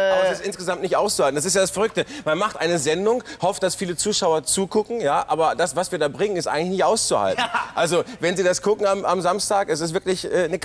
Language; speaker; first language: German; native; German